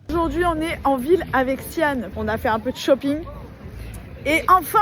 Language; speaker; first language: French; native; French